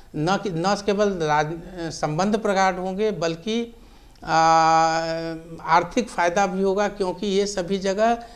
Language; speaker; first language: Hindi; native; Hindi